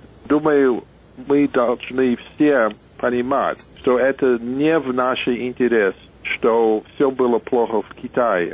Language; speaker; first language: Russian; non-native, fluent; English